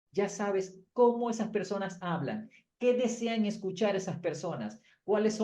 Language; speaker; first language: Spanish; native; Spanish